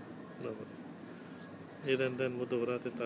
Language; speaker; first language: Czech; non-native, learner; Turkish